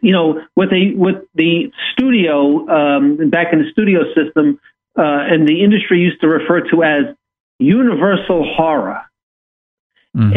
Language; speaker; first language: English; native; English